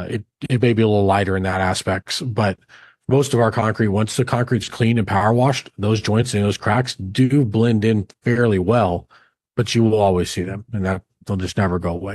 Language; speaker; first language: English; native; English